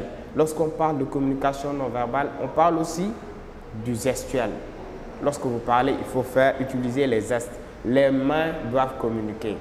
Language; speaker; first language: French; non-native, local second language; Wolof